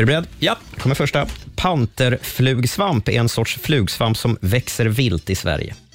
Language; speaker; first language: Swedish; native; Swedish